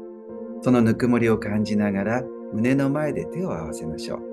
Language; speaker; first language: Japanese; native; Japanese